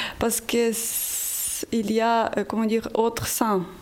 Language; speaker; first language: French; non-native, learner; Ukrainian